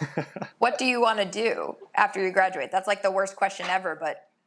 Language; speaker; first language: English; native; English